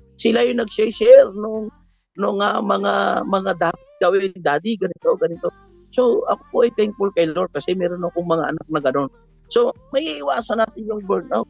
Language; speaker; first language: Filipino; native; Filipino